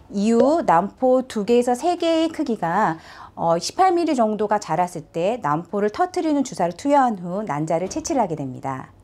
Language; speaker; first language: Korean; native; Korean